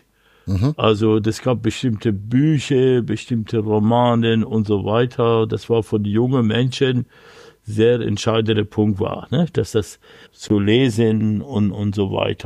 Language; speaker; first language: German; non-native, learner; Persian